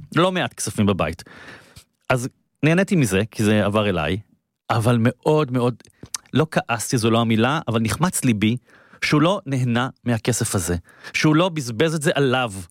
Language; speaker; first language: Hebrew; native; Hebrew